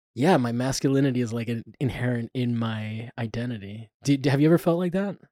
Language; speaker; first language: English; native; English